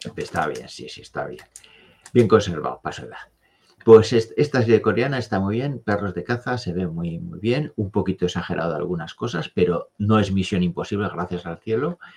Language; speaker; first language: Spanish; native; Spanish